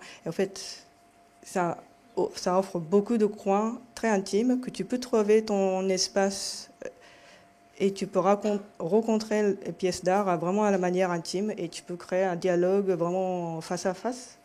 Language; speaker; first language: French; non-native, fluent; Japanese